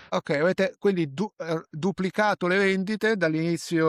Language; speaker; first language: Italian; native; Italian